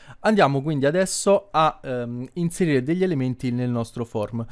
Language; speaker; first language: Italian; native; Italian